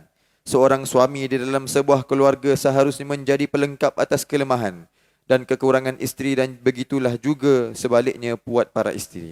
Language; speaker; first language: Malay; native; Malay